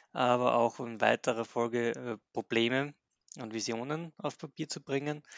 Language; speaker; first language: German; native; German